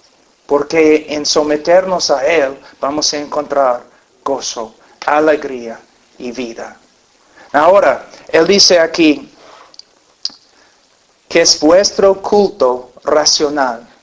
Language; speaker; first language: Spanish; non-native, fluent; English